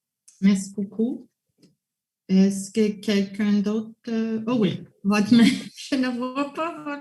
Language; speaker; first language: French; non-native, local second language; English